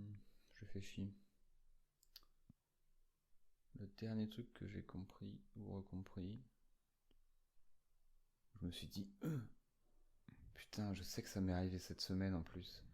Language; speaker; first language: French; native; French